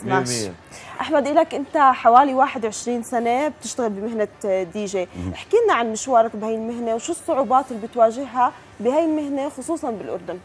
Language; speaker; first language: Arabic; native; Arabic